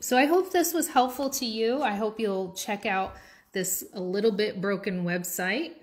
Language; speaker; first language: English; native; English